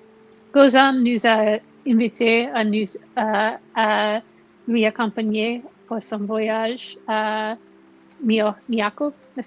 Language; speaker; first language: French; non-native, learner; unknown